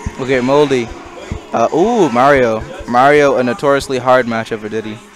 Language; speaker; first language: English; native; English